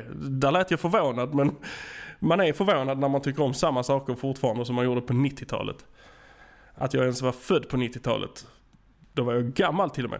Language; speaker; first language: Swedish; native; Swedish